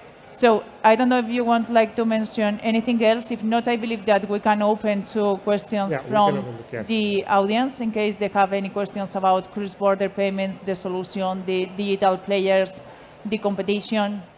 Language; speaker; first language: English; non-native, fluent; Spanish